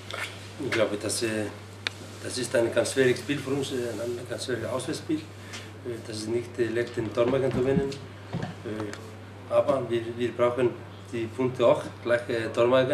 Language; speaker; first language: German; non-native, learner; Icelandic